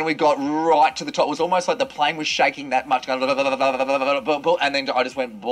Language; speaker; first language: English; native; English